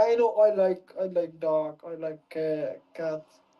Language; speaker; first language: English; non-native, learner; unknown